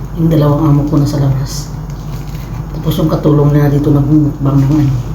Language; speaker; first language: Filipino; non-native, local second language; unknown